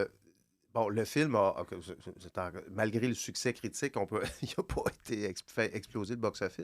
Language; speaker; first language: French; native; French